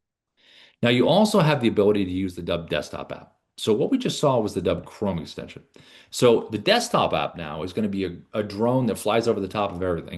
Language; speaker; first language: English; native; English